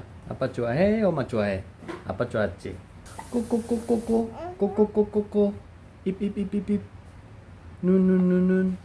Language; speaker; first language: Korean; non-native, learner; Spanish